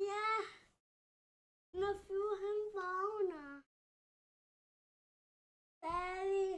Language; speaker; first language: Danish; early bilingual, other home language; Vietnamese